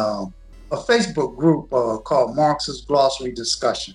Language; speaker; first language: English; native; English